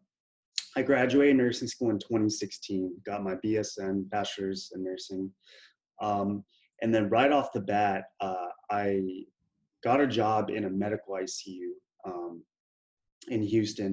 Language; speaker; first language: English; native; English